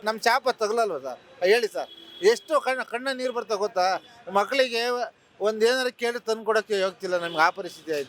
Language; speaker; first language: Kannada; native; Kannada